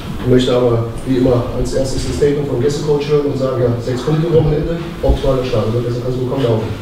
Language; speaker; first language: German; native; German